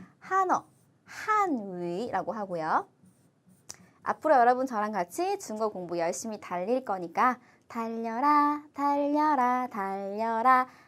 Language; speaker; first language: Korean; native; Korean